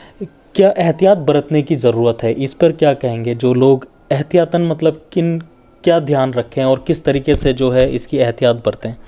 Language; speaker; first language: Hindi; native; Hindi